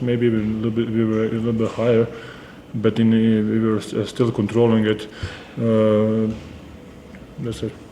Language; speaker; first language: English; non-native, fluent; Serbian